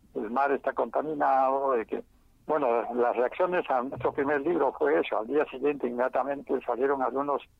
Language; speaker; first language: Spanish; non-native, local second language; Quechua